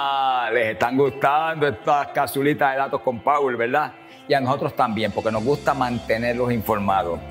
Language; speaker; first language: Spanish; native; Spanish